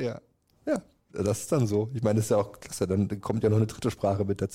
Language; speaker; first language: German; native; German